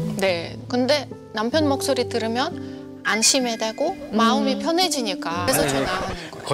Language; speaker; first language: Korean; non-native, fluent; Russian